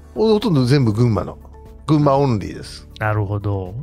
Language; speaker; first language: Japanese; native; Japanese